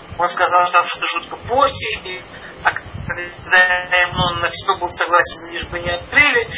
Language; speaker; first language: Russian; early bilingual, heritage; Russian